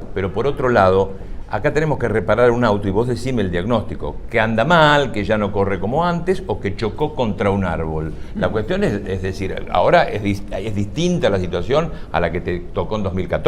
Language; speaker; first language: Spanish; native; Spanish